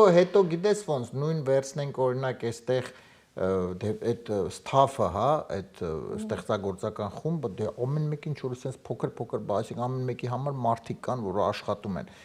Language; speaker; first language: Armenian; native; Armenian